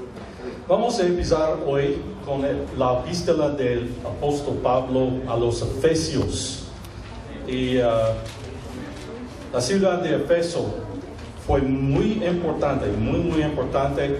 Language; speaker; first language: Spanish; non-native, fluent; English